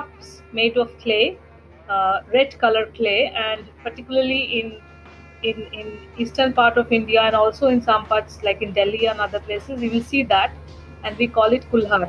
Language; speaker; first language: English; non-native, local second language; Bangla